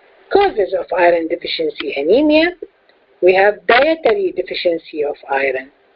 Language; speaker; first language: English; non-native, fluent; Arabic